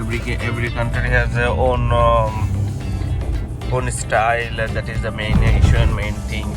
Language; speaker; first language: English; non-native, local second language; Bangla